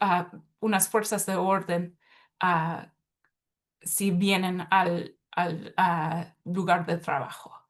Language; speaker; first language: Spanish; early bilingual, heritage; Spanish